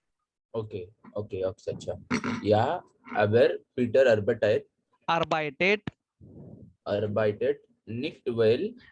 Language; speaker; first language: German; non-native, learner; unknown